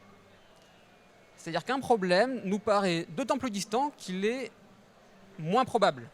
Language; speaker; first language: French; native; French